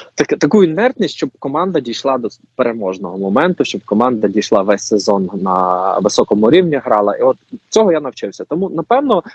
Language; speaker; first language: Ukrainian; native; Ukrainian